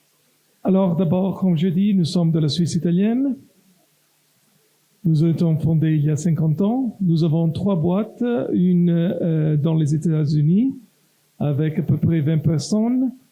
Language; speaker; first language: French; non-native, local second language; Italian